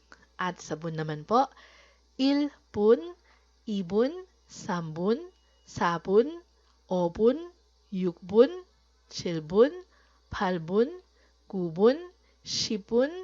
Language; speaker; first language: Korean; non-native, fluent; Filipino